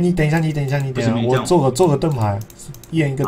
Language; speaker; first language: Chinese; native; Chinese